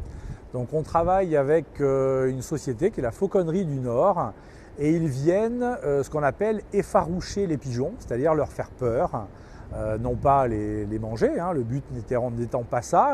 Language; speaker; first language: French; native; French